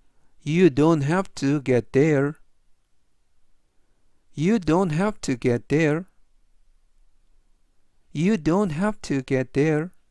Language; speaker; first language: English; non-native, fluent; Korean